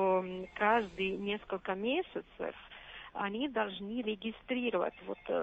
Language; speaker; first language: Russian; non-native, fluent; Italian